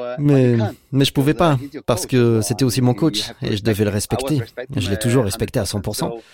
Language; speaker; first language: French; non-native, fluent; Polish